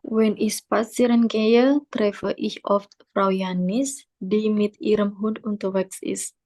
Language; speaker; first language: German; non-native, learner; Indonesian